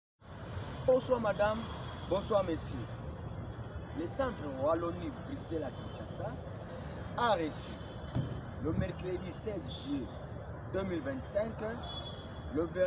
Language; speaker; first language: French; non-native, local second language; Lingala